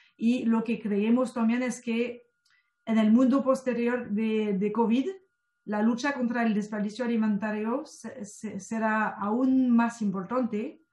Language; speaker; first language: Spanish; non-native, fluent; French